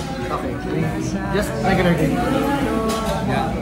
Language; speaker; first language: English; non-native, learner; Filipino